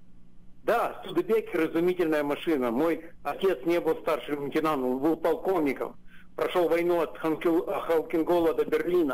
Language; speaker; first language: Russian; native; Russian